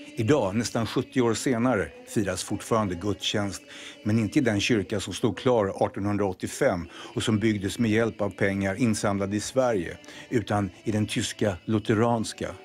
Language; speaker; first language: Swedish; native; Swedish